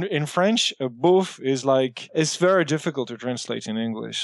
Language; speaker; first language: English; native; English